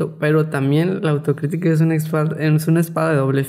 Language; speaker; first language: Spanish; native; Spanish